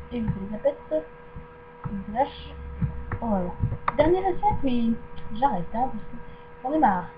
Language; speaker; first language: French; native; French